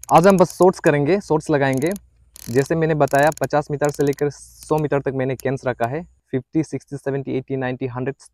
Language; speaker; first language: Hindi; non-native, local second language; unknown